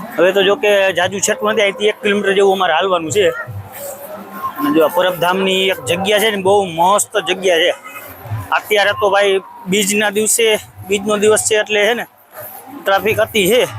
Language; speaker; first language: Gujarati; native; Gujarati